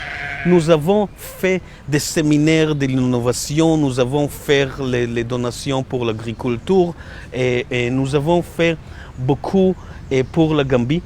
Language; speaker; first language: French; non-native, learner; Hebrew